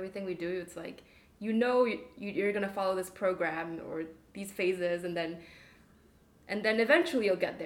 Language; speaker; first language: English; non-native, local second language; Cantonese